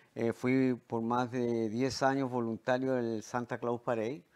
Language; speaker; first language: Spanish; native; Spanish